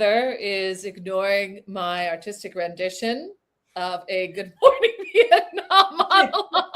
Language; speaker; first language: English; native; English